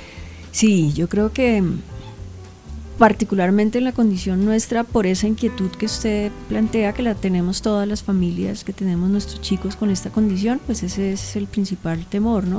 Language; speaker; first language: Spanish; native; Spanish